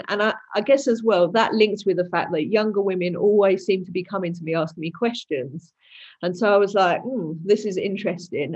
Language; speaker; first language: English; native; English